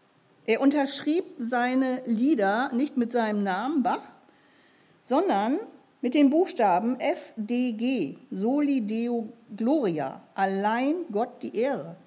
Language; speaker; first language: German; native; German